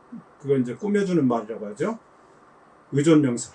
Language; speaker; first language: Korean; native; Korean